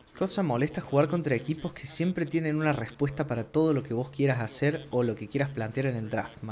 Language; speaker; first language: Spanish; native; Spanish